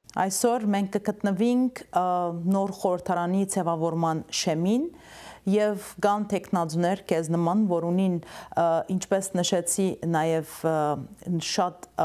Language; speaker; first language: Armenian; early bilingual, heritage; Armenian